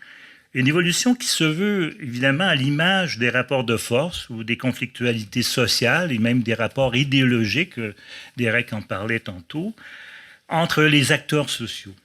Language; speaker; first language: French; native; French